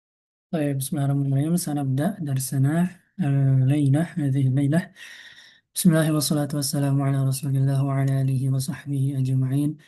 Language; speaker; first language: Arabic; non-native, fluent; Indonesian